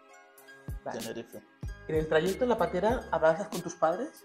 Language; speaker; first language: Spanish; native; Spanish